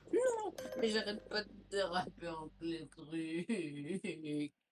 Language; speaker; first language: French; native; French